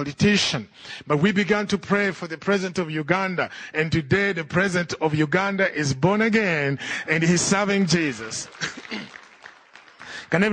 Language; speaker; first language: English; non-native, local second language; Ganda